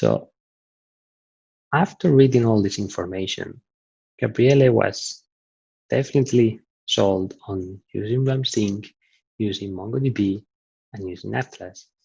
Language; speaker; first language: English; non-native, fluent; Italian